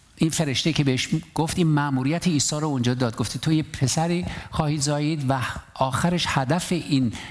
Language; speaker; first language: Persian; non-native, local second language; Armenian